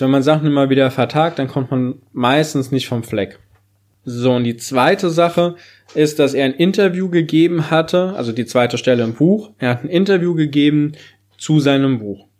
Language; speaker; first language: German; native; German